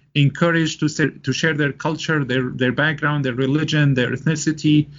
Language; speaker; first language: English; non-native, fluent; Arabic